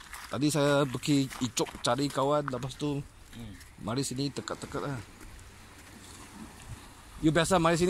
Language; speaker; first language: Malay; non-native, local second language; Cantonese